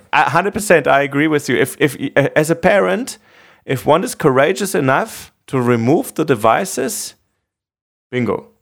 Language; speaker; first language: English; non-native, fluent; German